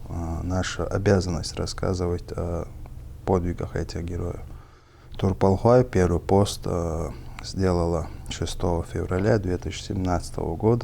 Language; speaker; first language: Russian; non-native, local second language; Chechen